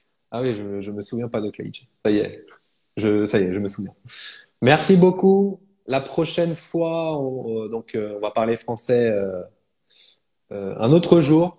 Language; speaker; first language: French; native; French